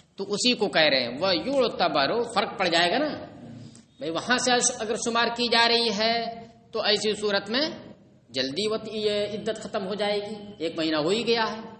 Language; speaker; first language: Urdu; native; Urdu